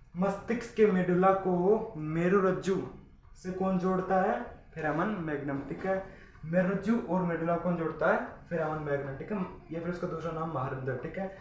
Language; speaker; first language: Hindi; native; Hindi